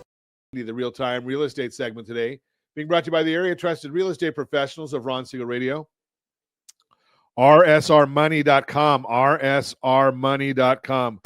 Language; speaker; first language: English; native; English